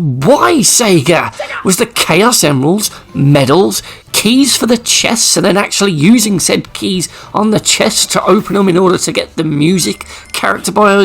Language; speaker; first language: English; native; English